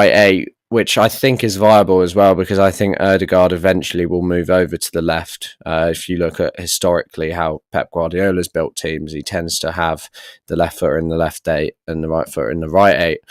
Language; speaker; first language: English; native; English